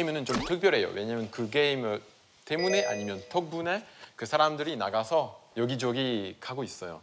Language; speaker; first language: Korean; non-native, fluent; Chinese